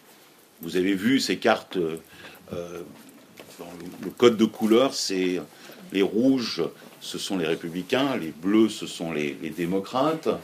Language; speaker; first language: French; native; French